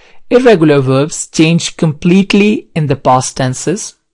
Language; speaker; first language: English; non-native, local second language; Urdu